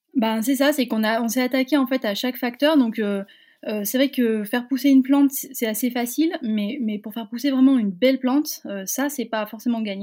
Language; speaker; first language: French; native; French